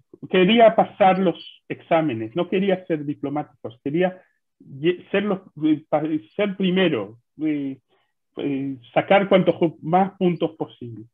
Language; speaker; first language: Spanish; non-native, fluent; Hebrew